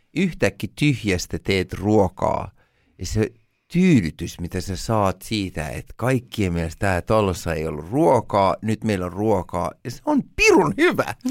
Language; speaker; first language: Finnish; early bilingual, other home language; Persian